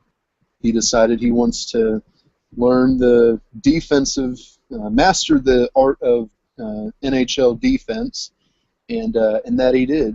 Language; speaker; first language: English; native; English